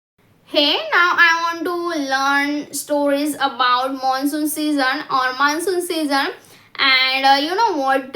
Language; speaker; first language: English; non-native, learner; Hindi